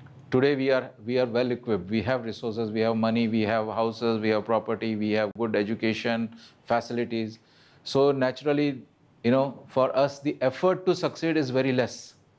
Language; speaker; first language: English; non-native, local second language; Marathi